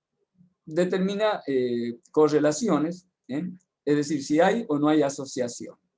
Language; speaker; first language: Spanish; native; Spanish